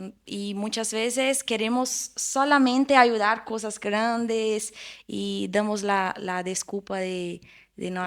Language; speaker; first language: Spanish; non-native, fluent; Portuguese